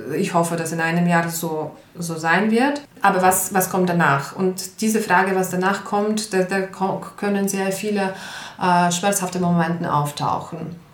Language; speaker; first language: German; non-native, fluent; Ukrainian